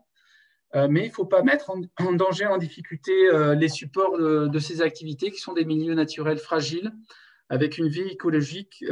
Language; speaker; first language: French; native; French